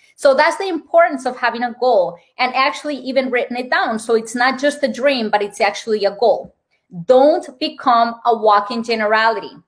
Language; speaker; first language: English; non-native, fluent; Spanish